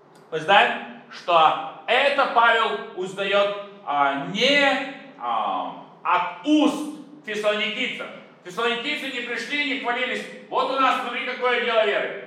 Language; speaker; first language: Russian; native; Russian